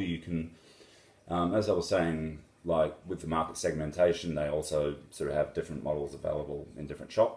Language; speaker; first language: English; native; English